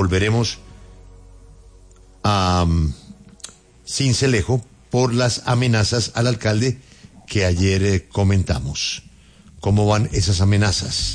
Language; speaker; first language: Spanish; native; Spanish